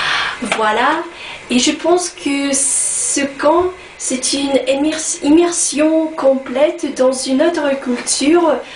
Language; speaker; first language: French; non-native, learner; Russian